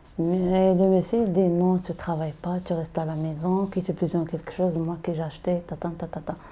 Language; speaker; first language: French; non-native, learner; Arabic